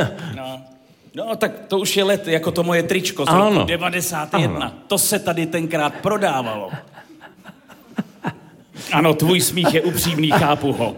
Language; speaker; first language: Czech; native; Czech